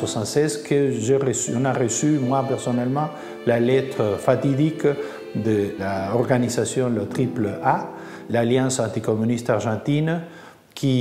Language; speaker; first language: French; non-native, fluent; Spanish